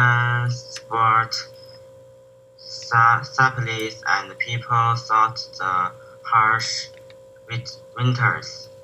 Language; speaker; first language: English; non-native, learner; Chinese